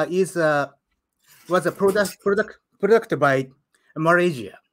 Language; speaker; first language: English; non-native, learner; Japanese